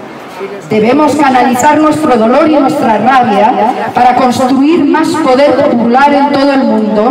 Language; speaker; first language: Spanish; native; Spanish